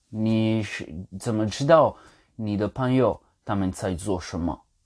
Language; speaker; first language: Chinese; non-native, fluent; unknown